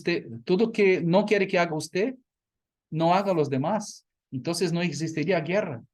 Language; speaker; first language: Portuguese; non-native, learner; Spanish